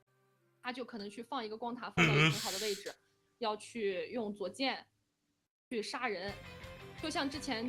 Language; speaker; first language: Chinese; native; Chinese